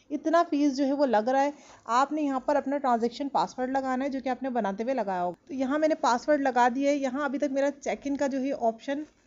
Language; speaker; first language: Urdu; non-native, local second language; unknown